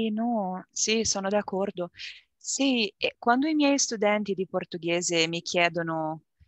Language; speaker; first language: Italian; non-native, learner; Portuguese